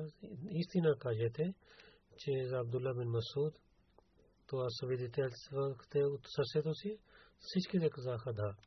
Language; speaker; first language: Bulgarian; non-native, learner; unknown